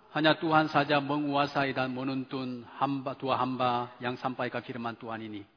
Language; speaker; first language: Indonesian; non-native, fluent; Chinese